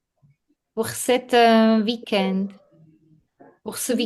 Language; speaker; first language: French; non-native, learner; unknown